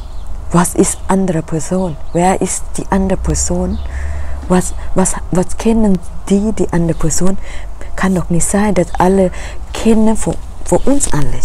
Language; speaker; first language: German; non-native, learner; Thai